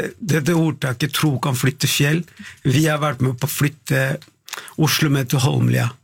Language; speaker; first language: Norwegian; early bilingual, other home language; Tamil